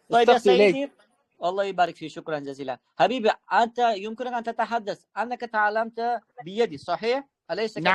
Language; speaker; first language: Arabic; non-native, fluent; Uzbek